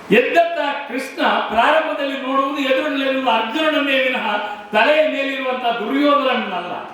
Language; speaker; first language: Kannada; non-native, local second language; Tulu